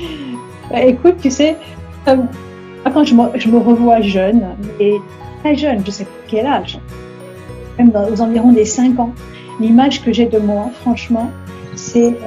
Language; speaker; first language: French; native; French